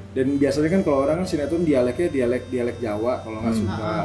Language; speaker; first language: Indonesian; native; Indonesian